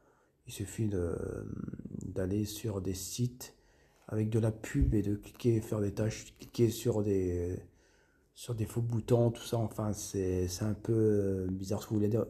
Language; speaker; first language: French; native; French